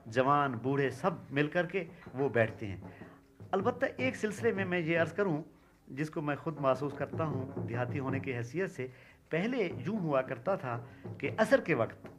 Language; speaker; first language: Urdu; non-native, local second language; Saraiki